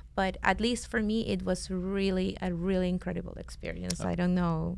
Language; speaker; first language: English; non-native, fluent; Spanish